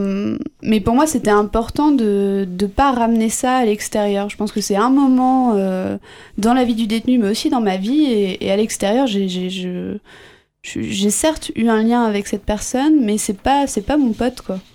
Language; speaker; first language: French; native; French